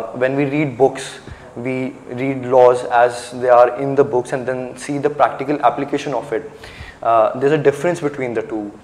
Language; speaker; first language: English; non-native, local second language; Hindi